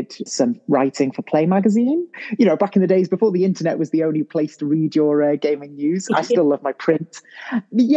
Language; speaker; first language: English; native; English